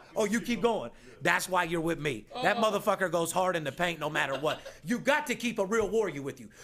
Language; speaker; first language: English; native; English